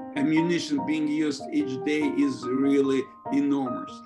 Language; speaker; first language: English; non-native, fluent; Ukrainian